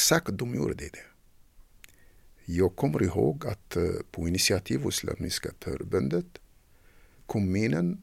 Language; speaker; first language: Swedish; non-native, fluent; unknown